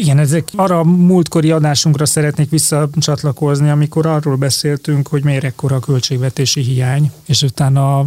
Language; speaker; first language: Hungarian; native; Hungarian